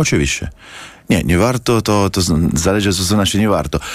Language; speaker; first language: Polish; non-native, learner; Italian